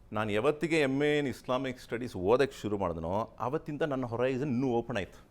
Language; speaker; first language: Kannada; non-native, local second language; Tamil